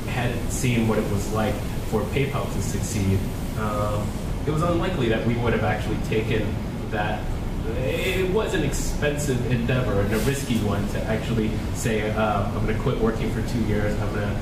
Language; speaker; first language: English; native; English